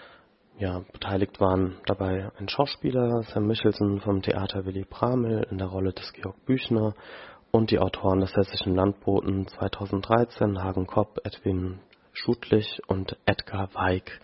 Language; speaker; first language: German; native; German